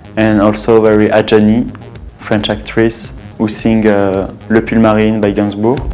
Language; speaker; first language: English; non-native, fluent; French